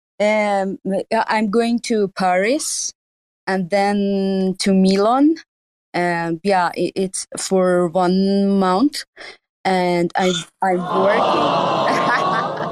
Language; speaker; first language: English; non-native, learner; Persian